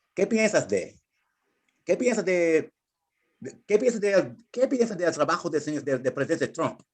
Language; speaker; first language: Spanish; non-native, fluent; English